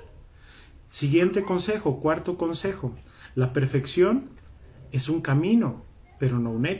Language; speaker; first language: Spanish; native; Spanish